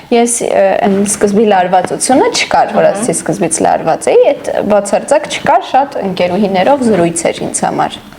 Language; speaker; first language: Armenian; native; Armenian